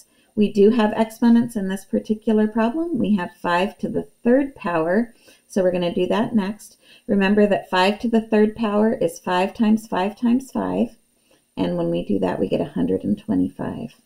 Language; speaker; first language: English; native; English